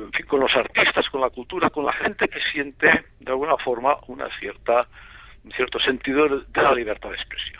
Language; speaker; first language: Spanish; native; Spanish